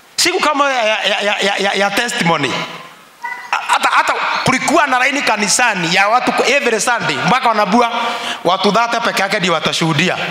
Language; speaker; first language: Swahili; non-native, local second language; Kikuyu